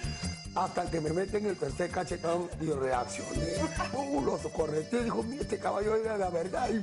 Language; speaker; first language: Spanish; native; Spanish